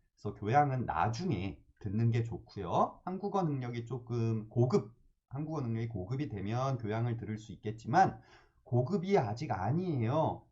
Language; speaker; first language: Korean; native; Korean